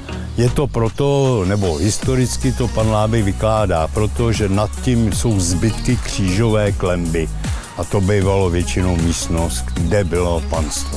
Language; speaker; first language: Czech; native; Czech